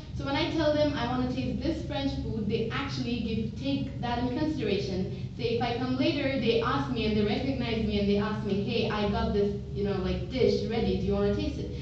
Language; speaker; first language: English; non-native, local second language; Bangla